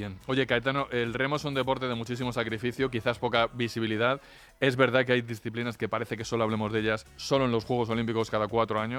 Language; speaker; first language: Spanish; native; Spanish